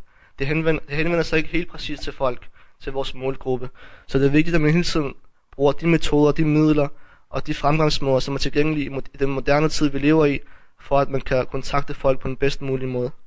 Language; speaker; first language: Danish; early bilingual, other home language; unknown